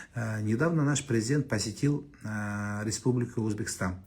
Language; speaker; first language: Russian; non-native, local second language; Kazakh